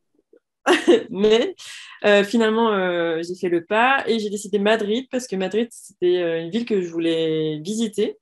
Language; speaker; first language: French; native; French